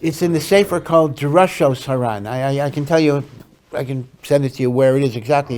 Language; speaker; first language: English; native; English